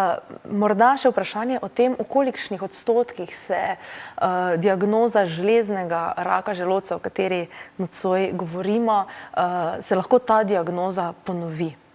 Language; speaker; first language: Slovenian; native; Slovenian